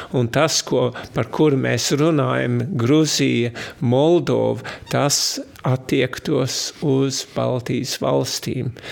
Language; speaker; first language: Latvian; early bilingual, heritage; Latvian